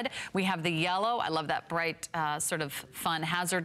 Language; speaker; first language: English; native; English